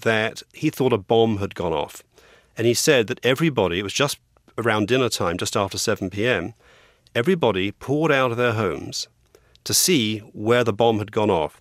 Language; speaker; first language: English; native; English